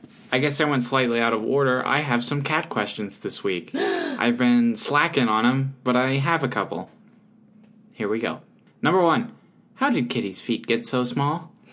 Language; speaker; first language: English; native; English